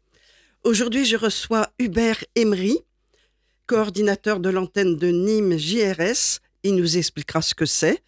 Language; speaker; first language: French; native; French